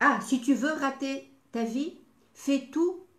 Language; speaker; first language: French; non-native, local second language; Arabic